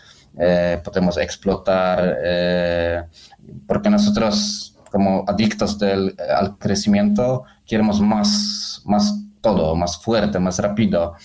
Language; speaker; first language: Spanish; non-native, learner; Polish